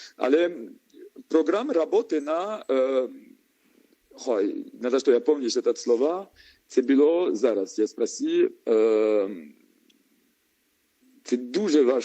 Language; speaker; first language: Russian; non-native, learner; French